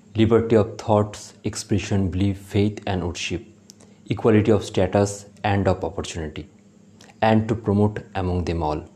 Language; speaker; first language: English; non-native, local second language; Bangla